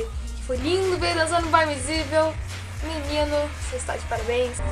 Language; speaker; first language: Portuguese; native; Portuguese